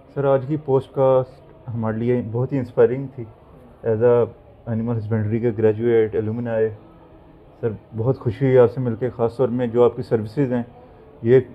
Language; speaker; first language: Urdu; non-native, local second language; Punjabi